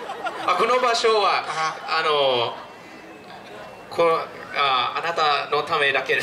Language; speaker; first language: Japanese; non-native, fluent; Thai